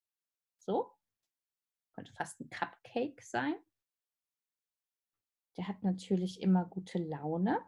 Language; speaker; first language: German; native; German